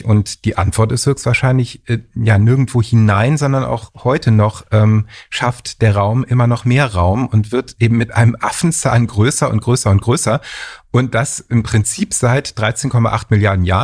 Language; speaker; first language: German; native; German